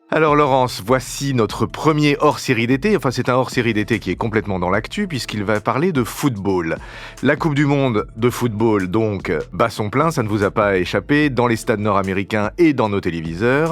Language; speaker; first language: French; native; French